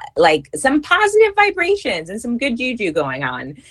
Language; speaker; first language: English; native; English